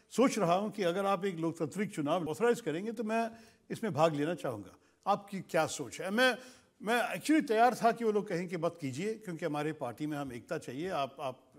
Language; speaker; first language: Hindi; non-native, local second language; Malayalam